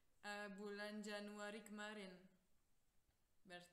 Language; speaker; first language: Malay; non-native, fluent; French